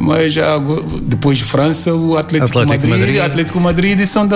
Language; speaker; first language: Portuguese; non-native, learner; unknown